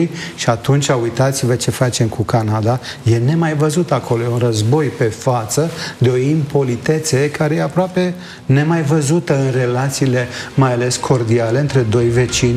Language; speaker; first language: Romanian; native; Romanian